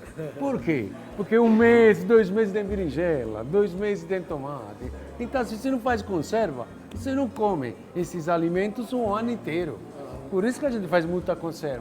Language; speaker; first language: Portuguese; non-native, fluent; Italian